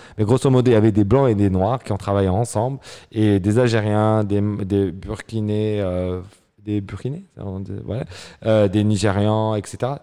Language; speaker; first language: French; non-native, local second language; Arabic